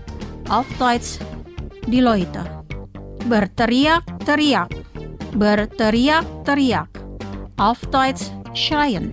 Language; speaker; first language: German; non-native, fluent; Indonesian